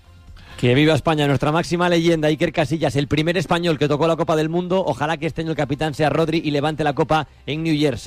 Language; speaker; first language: Spanish; native; Spanish